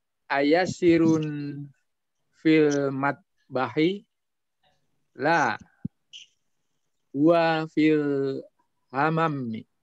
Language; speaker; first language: Arabic; non-native, learner; Indonesian